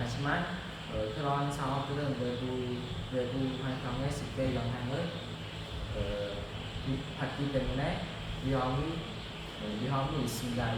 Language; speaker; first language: Korean; non-native, learner; Khmer